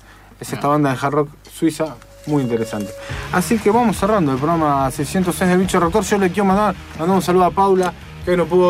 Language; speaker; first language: Spanish; native; Spanish